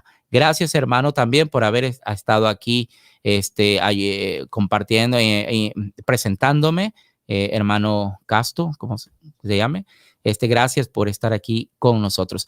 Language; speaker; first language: Spanish; native; Spanish